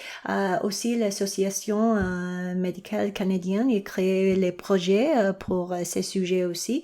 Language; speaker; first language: French; non-native, local second language; English